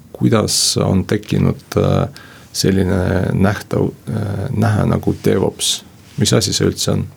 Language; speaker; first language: Estonian; non-native, local second language; Russian